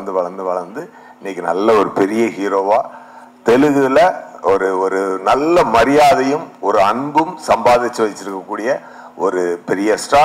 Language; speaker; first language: Tamil; native; Tamil